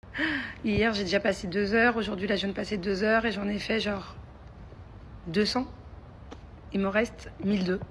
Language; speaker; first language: French; native; French